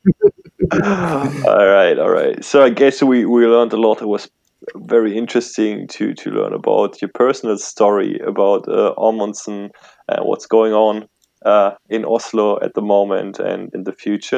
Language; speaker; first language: English; non-native, fluent; German